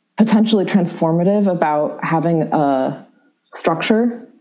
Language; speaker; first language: English; native; English